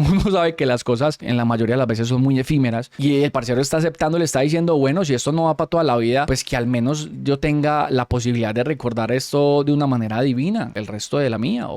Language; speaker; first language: Spanish; native; Spanish